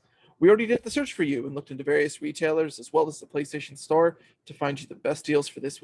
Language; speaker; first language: English; native; English